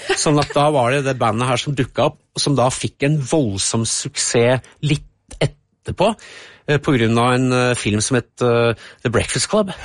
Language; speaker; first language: Norwegian; early bilingual, other home language; English